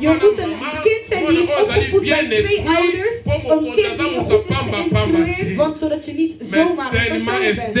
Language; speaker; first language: Dutch; non-native, learner; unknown